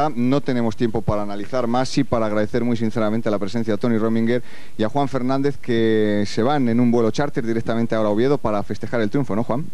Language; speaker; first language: Spanish; native; Spanish